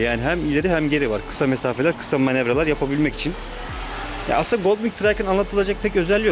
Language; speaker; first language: Turkish; native; Turkish